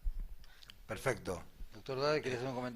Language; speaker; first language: Spanish; native; Spanish